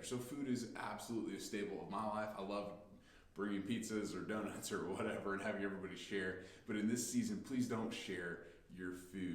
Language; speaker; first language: English; native; English